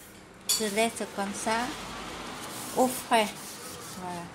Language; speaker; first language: French; non-native, fluent; Vietnamese